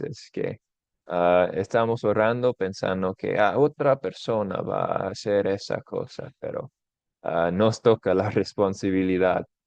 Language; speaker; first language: Spanish; non-native, fluent; English